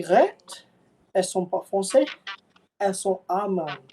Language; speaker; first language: French; non-native, learner; English